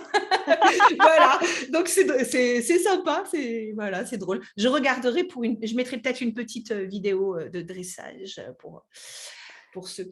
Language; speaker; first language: French; native; French